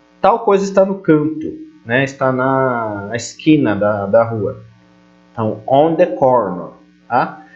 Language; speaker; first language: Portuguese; native; Portuguese